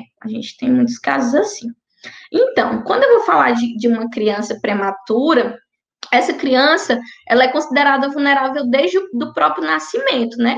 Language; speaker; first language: Portuguese; native; Portuguese